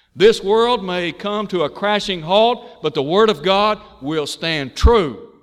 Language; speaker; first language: English; native; English